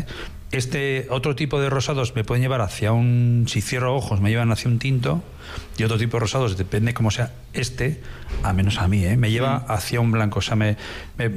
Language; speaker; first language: Spanish; native; Spanish